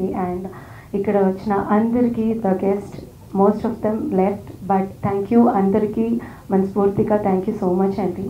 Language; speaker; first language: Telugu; non-native, learner; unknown